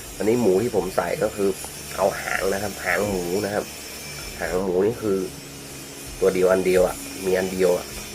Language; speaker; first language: Thai; non-native, local second language; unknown